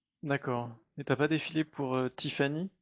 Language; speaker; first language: French; native; French